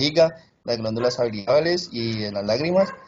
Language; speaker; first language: Spanish; native; Spanish